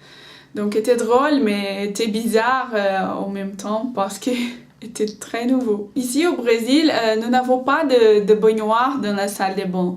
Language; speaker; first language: French; non-native, learner; Portuguese